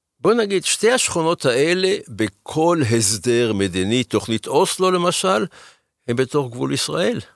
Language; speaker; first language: Hebrew; early bilingual, other home language; German